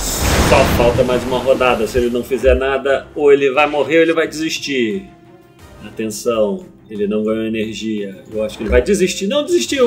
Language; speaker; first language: Portuguese; native; Portuguese